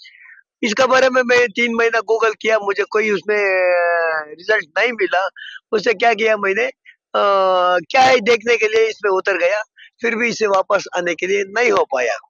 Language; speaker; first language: Hindi; non-native, local second language; Telugu